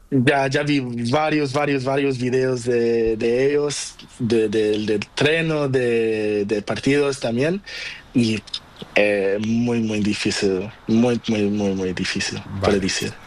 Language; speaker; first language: Spanish; non-native, learner; Portuguese